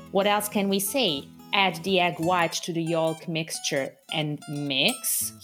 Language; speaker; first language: English; non-native, fluent; Italian